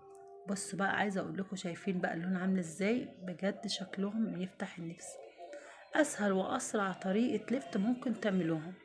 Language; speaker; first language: Arabic; native; Arabic